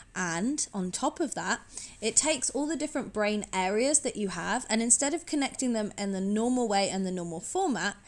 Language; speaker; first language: English; native; English